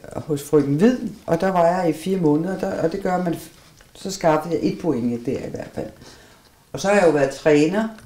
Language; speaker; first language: Danish; native; Danish